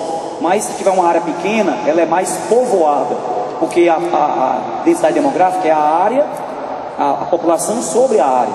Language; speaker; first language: Portuguese; native; Portuguese